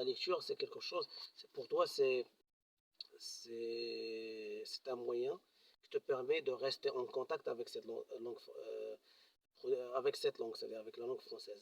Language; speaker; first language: French; non-native, local second language; Arabic